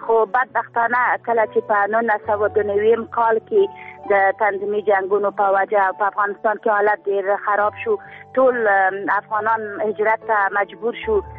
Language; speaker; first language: Pashto; native; Pashto